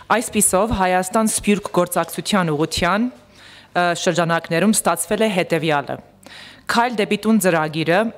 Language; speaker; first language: Armenian; early bilingual, heritage; Armenian